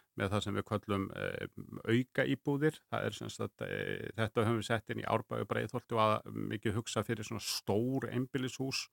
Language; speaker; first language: Icelandic; native; Icelandic